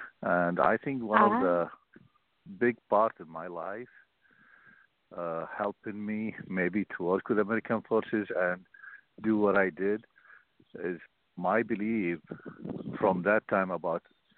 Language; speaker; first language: English; non-native, learner; Arabic